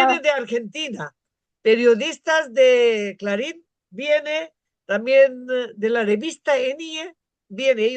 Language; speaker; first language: Spanish; non-native, fluent; Bangla